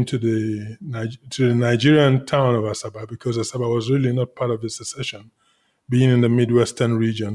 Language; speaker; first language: English; non-native, local second language; Igbo